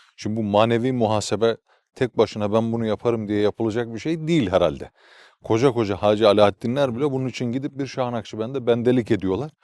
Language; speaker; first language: Turkish; native; Turkish